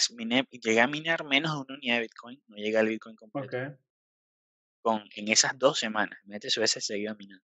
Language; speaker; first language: Spanish; native; Spanish